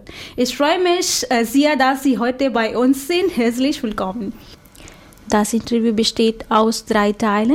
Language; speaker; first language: German; non-native, fluent; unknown